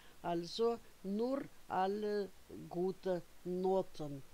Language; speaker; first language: German; non-native, fluent; Russian